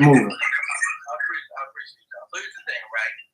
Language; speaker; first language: English; native; English